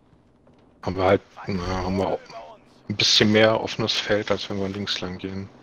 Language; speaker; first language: German; native; German